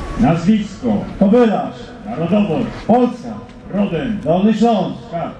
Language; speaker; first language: Polish; native; Polish